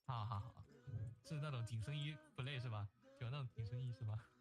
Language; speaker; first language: Chinese; native; Chinese